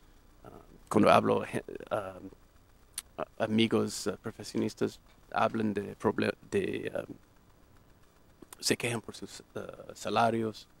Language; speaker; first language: Spanish; non-native, fluent; English